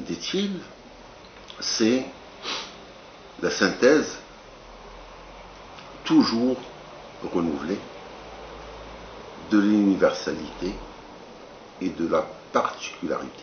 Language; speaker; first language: French; non-native, local second language; Arabic